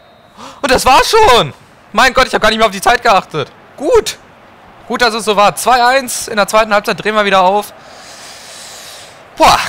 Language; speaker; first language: German; native; German